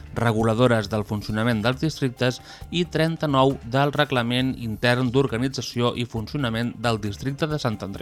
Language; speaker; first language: Catalan; native; Catalan